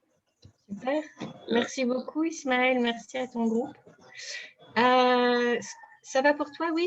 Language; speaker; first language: French; native; French